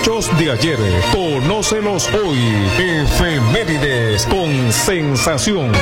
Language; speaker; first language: Spanish; native; Spanish